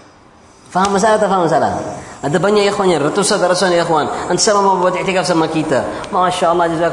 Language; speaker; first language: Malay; non-native, fluent; Arabic